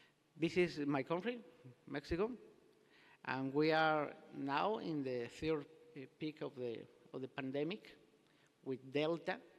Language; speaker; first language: English; non-native, learner; Spanish